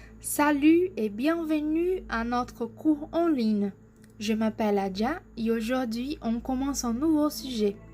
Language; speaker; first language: French; non-native, fluent; Portuguese